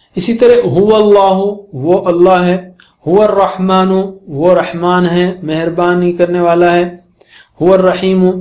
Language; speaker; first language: Urdu; native; Urdu